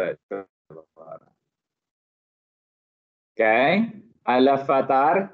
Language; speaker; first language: Swedish; non-native, fluent; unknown